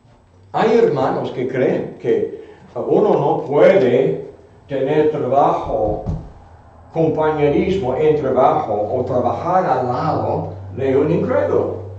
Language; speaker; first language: Spanish; non-native, fluent; English